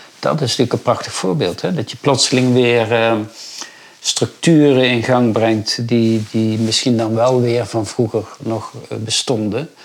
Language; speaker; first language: Dutch; native; Dutch